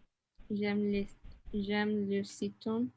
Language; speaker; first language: French; non-native, learner; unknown